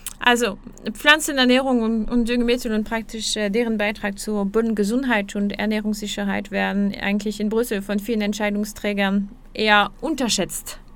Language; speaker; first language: German; non-native, fluent; French